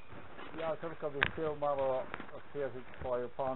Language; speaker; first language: Polish; non-native, learner; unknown